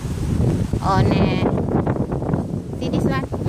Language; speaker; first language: English; non-native, local second language; Filipino